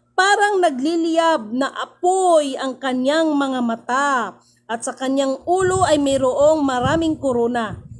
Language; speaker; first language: Filipino; non-native, local second language; Cebuano